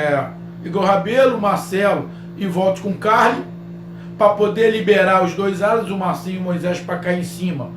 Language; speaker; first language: Portuguese; native; Portuguese